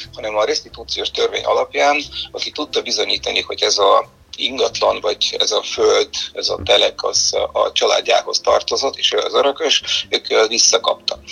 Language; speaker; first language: Hungarian; non-native, fluent; Bulgarian